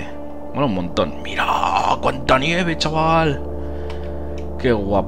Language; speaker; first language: Spanish; native; Spanish